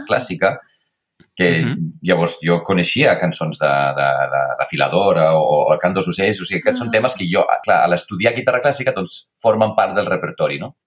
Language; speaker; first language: Catalan; non-native, fluent; Icelandic